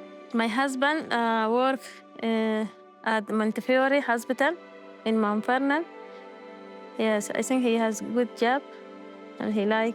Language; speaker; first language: English; non-native, learner; Arabic